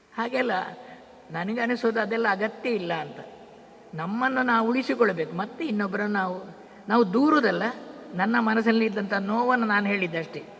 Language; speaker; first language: Kannada; non-native, local second language; Tulu